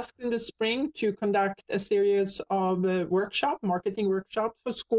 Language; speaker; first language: English; non-native, fluent; Swedish